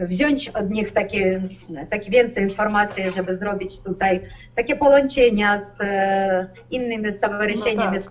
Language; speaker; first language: Polish; non-native, learner; Ukrainian